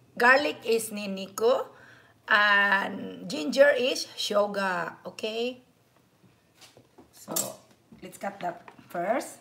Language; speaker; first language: English; non-native, local second language; Filipino